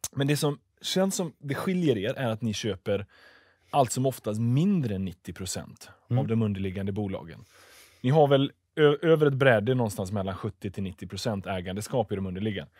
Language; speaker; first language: Swedish; native; Swedish